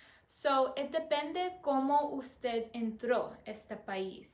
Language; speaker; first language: Spanish; non-native, learner; English